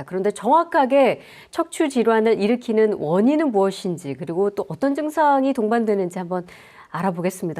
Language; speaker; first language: Korean; native; Korean